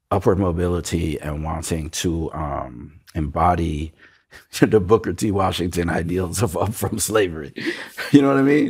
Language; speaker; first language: English; native; English